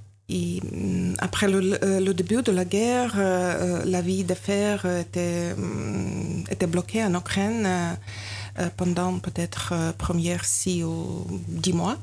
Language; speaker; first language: French; non-native, learner; Ukrainian